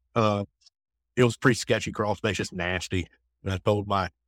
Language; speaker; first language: English; native; English